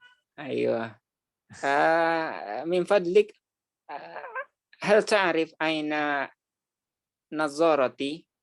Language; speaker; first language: Arabic; non-native, fluent; Indonesian